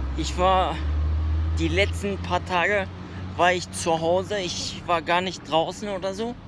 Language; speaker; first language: German; early bilingual, other home language; Turkish